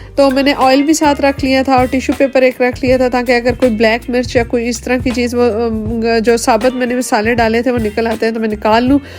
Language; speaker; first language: Urdu; non-native, local second language; Punjabi